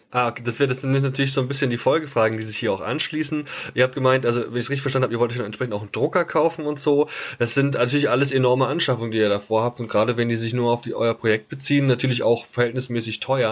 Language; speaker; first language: German; native; German